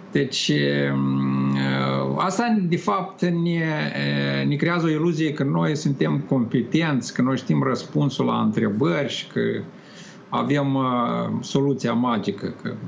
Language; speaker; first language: Romanian; native; Romanian